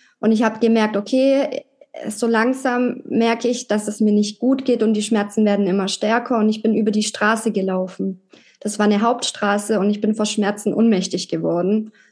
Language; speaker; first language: German; native; German